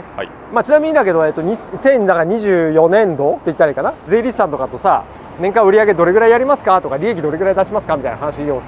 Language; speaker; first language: Japanese; native; Japanese